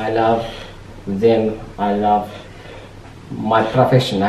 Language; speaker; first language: English; non-native, learner; Azerbaijani